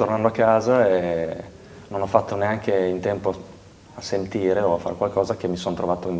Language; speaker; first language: Italian; native; Italian